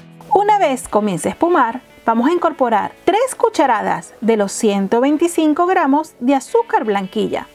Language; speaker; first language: Spanish; native; Spanish